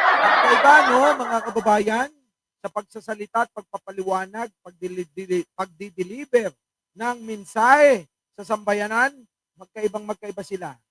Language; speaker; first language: Filipino; non-native, local second language; Iloko